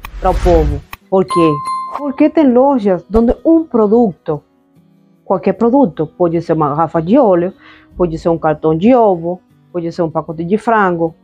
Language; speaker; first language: Portuguese; non-native, fluent; Spanish